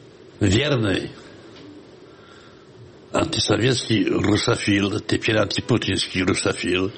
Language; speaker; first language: Russian; non-native, fluent; Polish